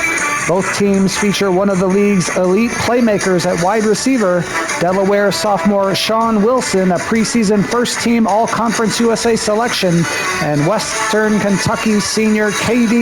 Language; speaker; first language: English; native; English